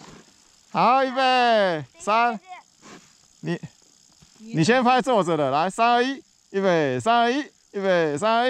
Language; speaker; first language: Chinese; native; Chinese